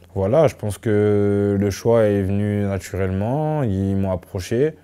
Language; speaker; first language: French; native; French